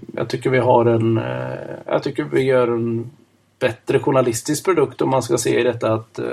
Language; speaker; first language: Swedish; native; Swedish